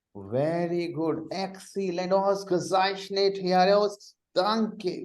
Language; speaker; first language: German; non-native, fluent; Hindi